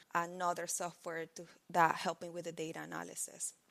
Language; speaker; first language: English; non-native, fluent; Spanish